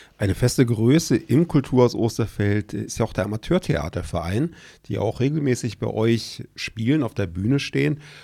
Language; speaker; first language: German; native; German